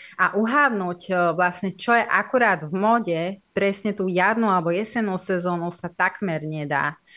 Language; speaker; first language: Slovak; non-native, local second language; Hungarian